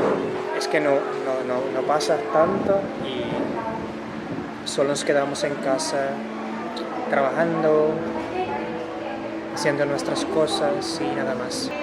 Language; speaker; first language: Spanish; non-native, fluent; Filipino